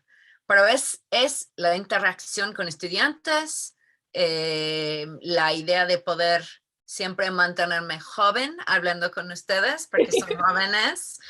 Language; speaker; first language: Spanish; non-native, fluent; English